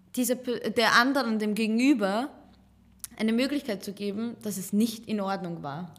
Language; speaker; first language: German; early bilingual, other home language; Serbian